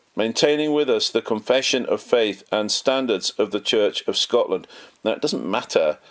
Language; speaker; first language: English; native; English